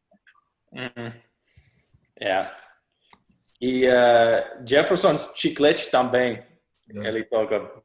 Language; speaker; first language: Portuguese; non-native, learner; English